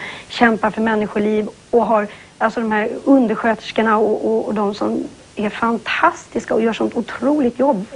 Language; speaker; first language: Swedish; native; Swedish